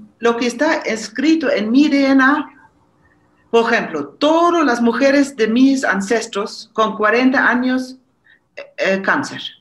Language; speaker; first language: Spanish; non-native, fluent; German